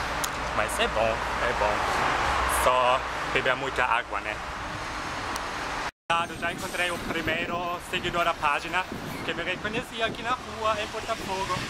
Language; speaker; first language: Portuguese; non-native, fluent; German